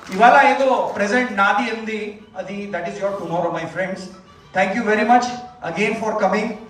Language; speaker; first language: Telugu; non-native, fluent; Hindi